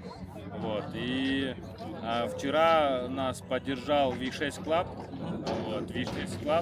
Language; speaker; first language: Russian; native; Russian